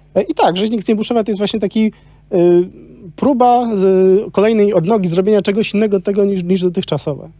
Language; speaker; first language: Polish; native; Polish